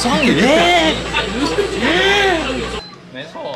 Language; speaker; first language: Chinese; native; Chinese